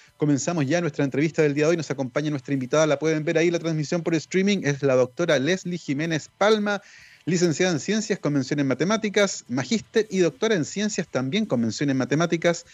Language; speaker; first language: Spanish; native; Spanish